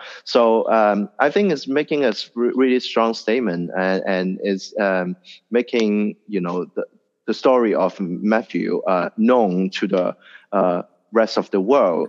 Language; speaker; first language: English; non-native, local second language; Cantonese